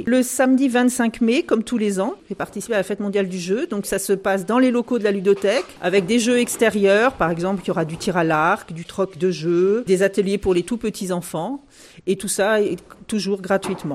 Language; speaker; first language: French; native; French